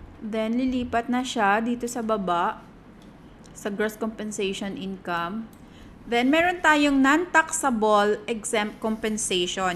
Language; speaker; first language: Filipino; native; Filipino